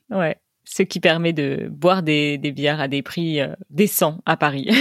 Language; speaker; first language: French; native; French